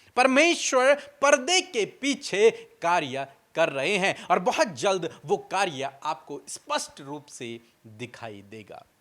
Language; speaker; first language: Hindi; native; Hindi